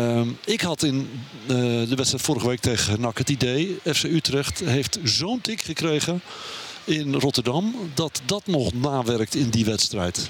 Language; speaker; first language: Dutch; native; Dutch